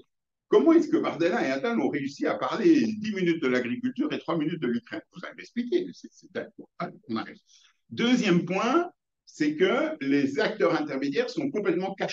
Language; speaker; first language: French; native; French